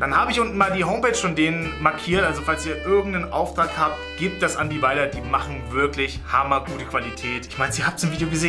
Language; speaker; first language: German; native; German